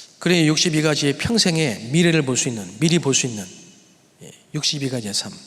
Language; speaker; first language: Korean; native; Korean